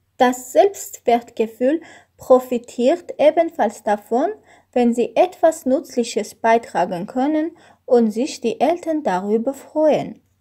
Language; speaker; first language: German; non-native, learner; Armenian